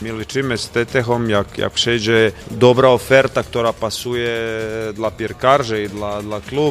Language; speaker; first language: Polish; non-native, fluent; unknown